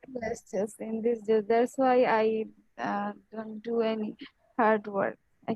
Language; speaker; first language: English; non-native, learner; Bangla